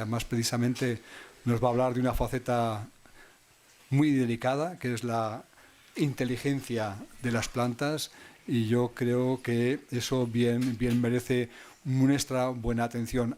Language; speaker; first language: Spanish; native; Spanish